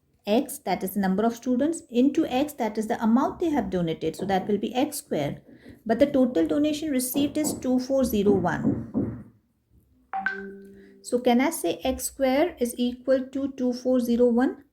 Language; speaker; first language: English; non-native, local second language; Hindi